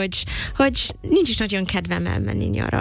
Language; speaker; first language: Hungarian; non-native, fluent; English